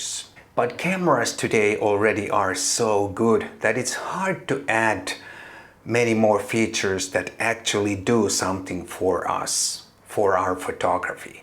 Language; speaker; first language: English; non-native, fluent; Finnish